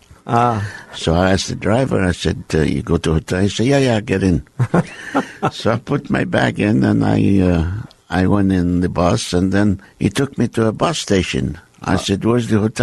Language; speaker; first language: English; non-native, fluent; Arabic